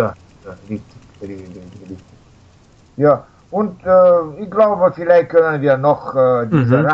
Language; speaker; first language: German; non-native, learner; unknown